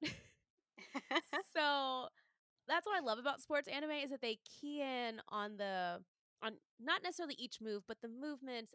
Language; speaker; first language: English; native; English